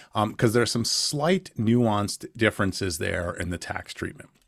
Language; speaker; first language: English; native; English